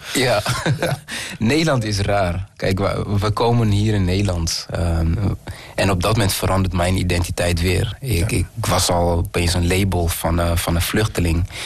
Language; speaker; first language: Dutch; early bilingual, other home language; Kinyarwanda